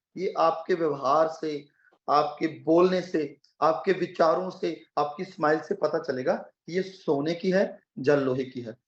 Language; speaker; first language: Hindi; non-native, local second language; Punjabi